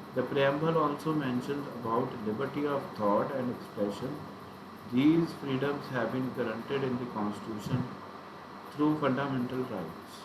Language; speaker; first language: English; non-native, local second language; Punjabi